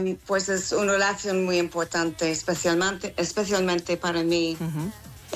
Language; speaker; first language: Spanish; non-native, fluent; English